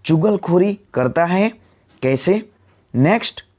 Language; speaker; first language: Hindi; non-native, local second language; Gujarati